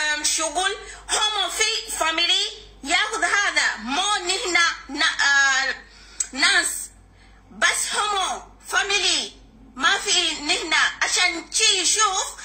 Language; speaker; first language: Arabic; non-native, learner; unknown